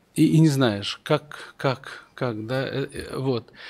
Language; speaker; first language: Russian; native; Russian